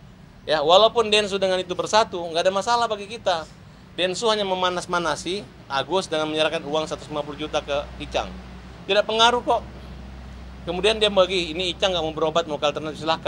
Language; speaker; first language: Indonesian; native; Indonesian